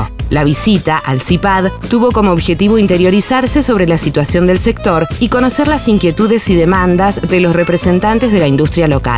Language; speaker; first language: Spanish; native; Spanish